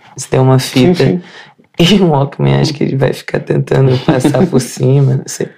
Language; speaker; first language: Portuguese; native; Portuguese